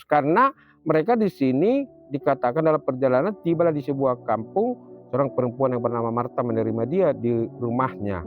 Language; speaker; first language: Indonesian; native; Indonesian